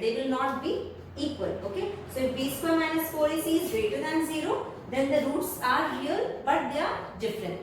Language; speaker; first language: English; non-native, local second language; Hindi